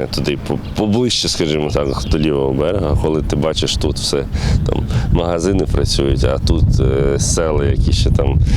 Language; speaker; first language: Ukrainian; native; Ukrainian